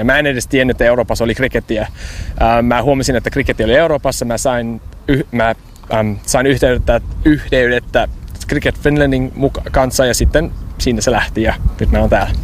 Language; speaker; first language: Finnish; early bilingual, heritage; English